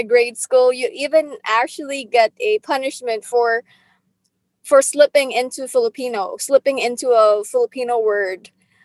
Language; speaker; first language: English; non-native, local second language; Filipino